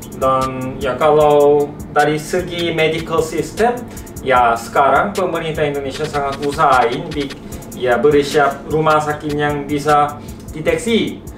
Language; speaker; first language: Indonesian; non-native, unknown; Korean